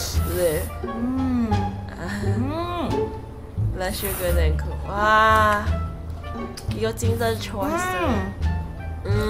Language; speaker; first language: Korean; non-native, learner; Cantonese